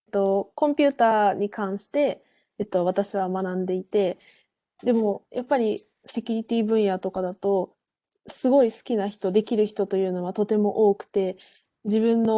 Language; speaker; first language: Japanese; native; Japanese